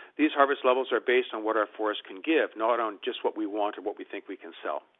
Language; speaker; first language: English; native; English